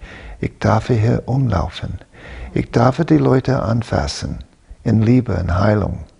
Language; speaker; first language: German; non-native, fluent; English